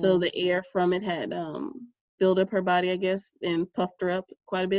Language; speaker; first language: English; native; English